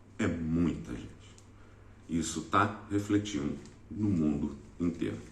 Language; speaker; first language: Portuguese; native; Portuguese